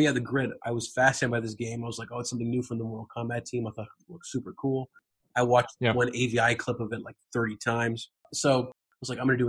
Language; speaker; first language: English; native; English